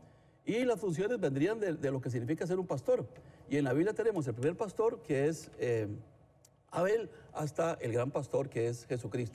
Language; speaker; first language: Spanish; native; Spanish